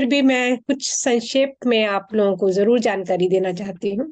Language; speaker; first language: Hindi; non-native, local second language; Morisyen